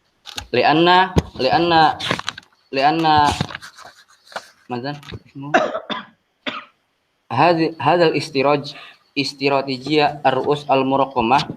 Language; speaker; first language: Arabic; non-native, learner; Indonesian